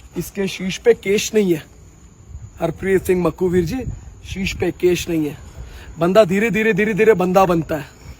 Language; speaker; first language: Hindi; non-native, local second language; Punjabi